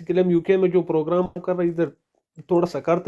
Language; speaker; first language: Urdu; non-native, local second language; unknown